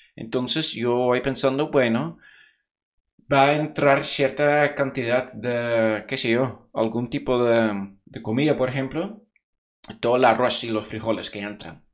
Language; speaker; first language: Spanish; non-native, fluent; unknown